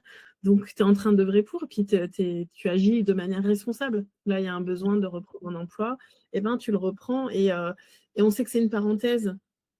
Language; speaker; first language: French; native; French